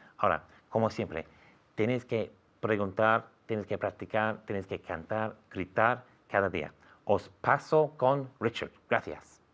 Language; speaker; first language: Spanish; non-native, fluent; English